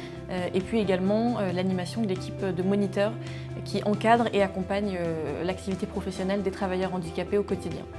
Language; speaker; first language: French; native; French